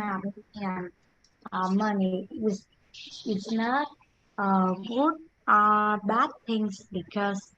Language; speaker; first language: English; non-native, learner; Vietnamese